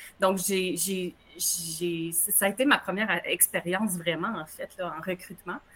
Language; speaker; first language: French; native; French